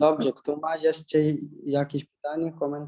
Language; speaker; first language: Polish; non-native, learner; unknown